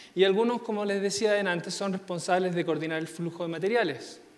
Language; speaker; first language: Spanish; native; Spanish